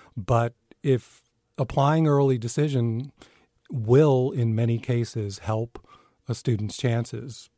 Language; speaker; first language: English; native; English